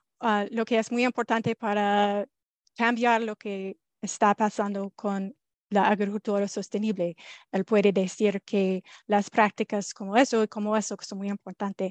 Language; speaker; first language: Spanish; non-native, fluent; English